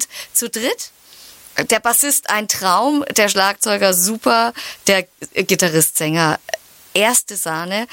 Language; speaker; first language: German; native; German